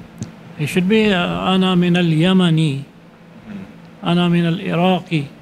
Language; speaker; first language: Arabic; non-native, fluent; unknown